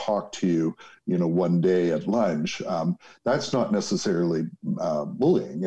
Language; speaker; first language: English; native; English